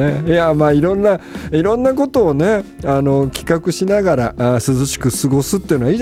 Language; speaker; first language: Japanese; native; Japanese